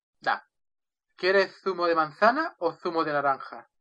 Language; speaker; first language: Spanish; non-native, learner; Russian